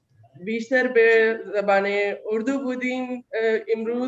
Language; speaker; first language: Persian; non-native, fluent; Urdu